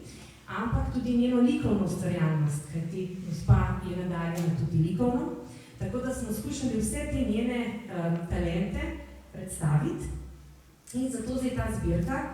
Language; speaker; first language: Slovenian; native; Slovenian